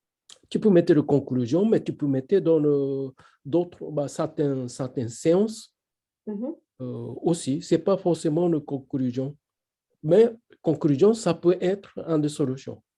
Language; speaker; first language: French; non-native, fluent; Japanese